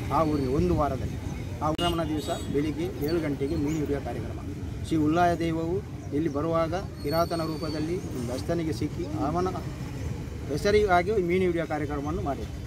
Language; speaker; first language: Kannada; non-native, local second language; Tulu